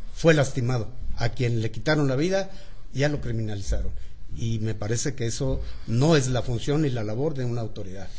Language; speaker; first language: Spanish; native; Spanish